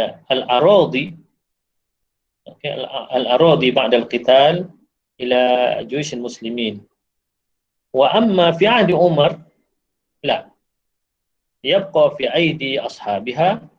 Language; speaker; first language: Arabic; non-native, fluent; Malay